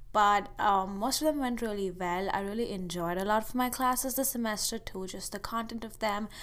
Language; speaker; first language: English; non-native, local second language; Hindi